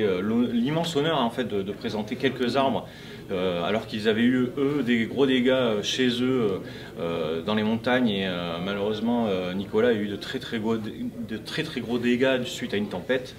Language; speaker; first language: French; native; French